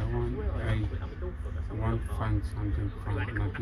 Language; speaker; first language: English; non-native, learner; Romanian